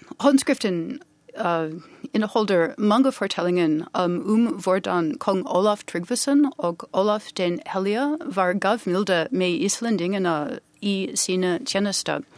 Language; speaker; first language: Norwegian; non-native, learner; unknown